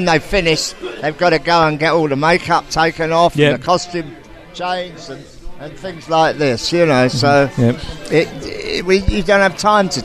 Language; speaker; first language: English; native; English